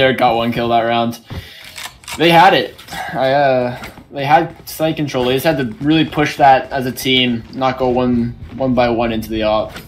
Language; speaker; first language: English; native; English